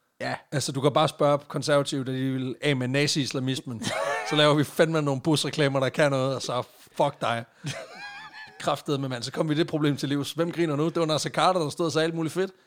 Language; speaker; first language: Danish; native; Danish